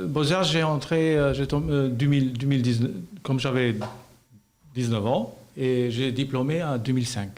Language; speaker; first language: French; non-native, learner; Albanian